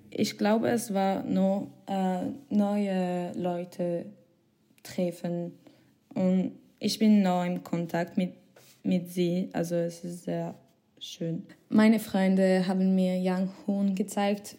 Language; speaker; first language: German; non-native, learner; French